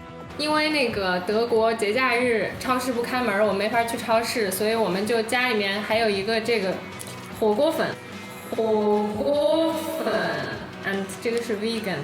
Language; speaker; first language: Chinese; native; Chinese